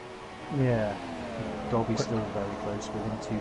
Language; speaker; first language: English; native; English